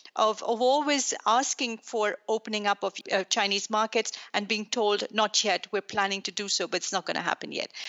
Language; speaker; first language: English; non-native, local second language; Urdu